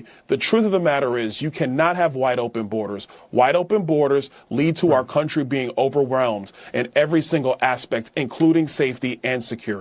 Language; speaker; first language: English; native; English